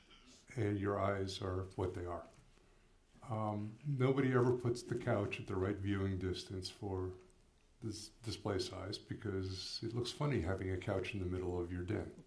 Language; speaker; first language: English; native; English